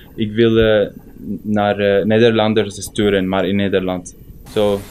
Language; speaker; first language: Dutch; non-native, learner; Arabic